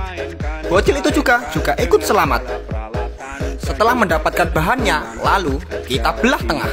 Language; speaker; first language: Indonesian; native; Indonesian